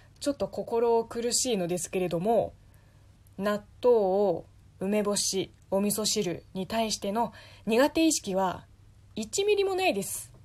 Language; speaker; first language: Japanese; non-native, fluent; Chinese